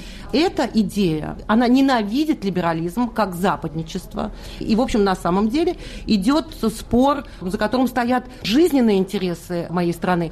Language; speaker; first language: Russian; native; Russian